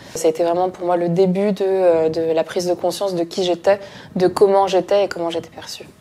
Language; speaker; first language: French; native; French